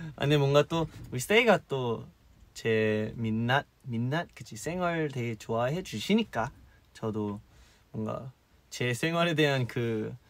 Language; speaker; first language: Korean; early bilingual, heritage; Korean